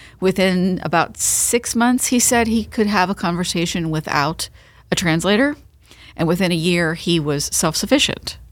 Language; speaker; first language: English; native; English